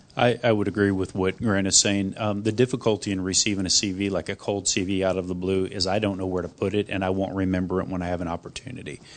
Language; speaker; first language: English; non-native, fluent; Korean